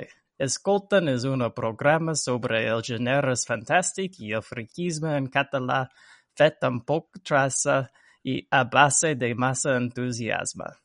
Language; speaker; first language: Catalan; non-native, learner; English